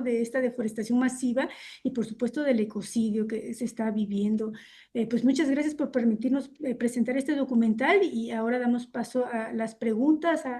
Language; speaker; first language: Spanish; native; Spanish